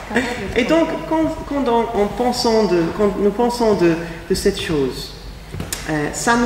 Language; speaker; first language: French; non-native, fluent; English